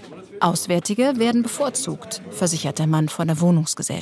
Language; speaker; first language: German; native; German